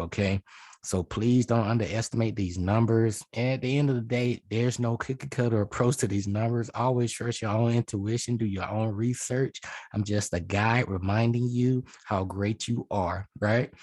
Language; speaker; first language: English; native; English